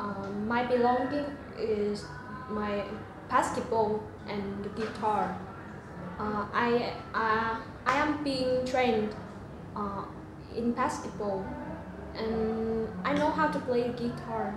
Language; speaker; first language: English; non-native, learner; Vietnamese